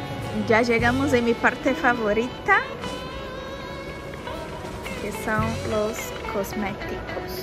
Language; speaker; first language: Spanish; non-native, fluent; Portuguese